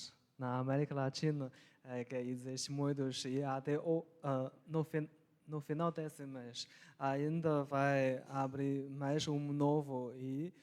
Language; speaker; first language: Portuguese; non-native, local second language; Chinese